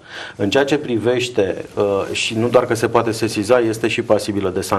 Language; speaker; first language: Romanian; native; Romanian